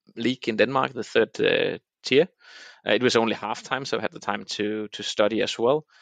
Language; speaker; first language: English; non-native, fluent; Danish